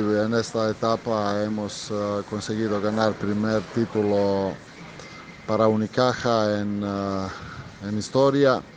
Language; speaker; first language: Spanish; non-native, learner; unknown